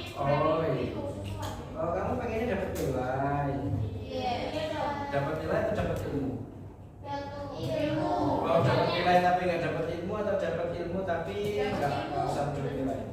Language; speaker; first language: Indonesian; native; Indonesian